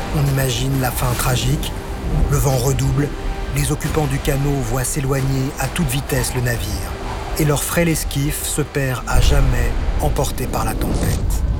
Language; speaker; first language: French; native; French